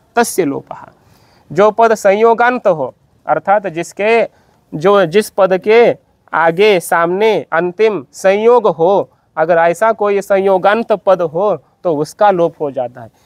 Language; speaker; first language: Hindi; non-native, local second language; Marathi